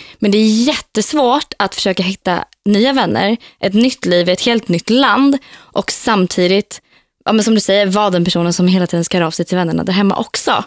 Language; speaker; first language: Swedish; native; Swedish